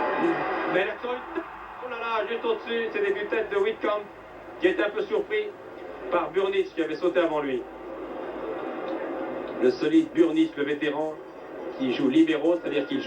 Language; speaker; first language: French; native; French